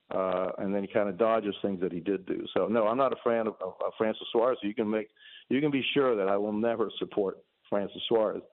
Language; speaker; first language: English; early bilingual, other home language; Spanish